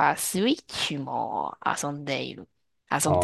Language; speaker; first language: Japanese; non-native, learner; Chinese